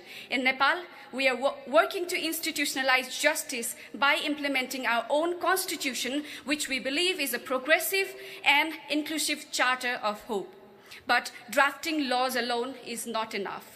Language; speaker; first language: English; non-native, local second language; Nepali